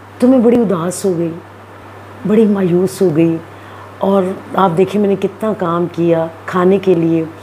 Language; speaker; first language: Urdu; non-native, local second language; Punjabi